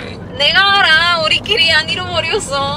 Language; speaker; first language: Korean; non-native, learner; Spanish